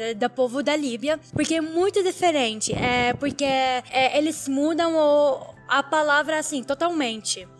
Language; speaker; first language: Portuguese; non-native, learner; Arabic